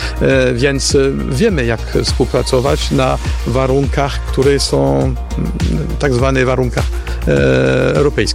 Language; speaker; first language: Polish; non-native, fluent; French